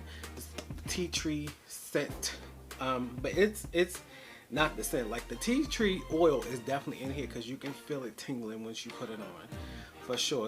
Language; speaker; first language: English; native; English